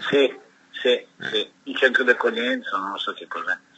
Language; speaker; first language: Italian; non-native, learner; Serbian